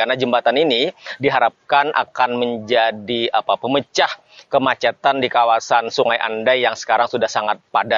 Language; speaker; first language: Indonesian; native; Indonesian